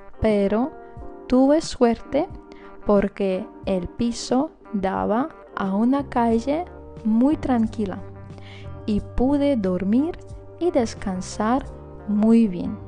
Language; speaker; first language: Spanish; non-native, fluent; Russian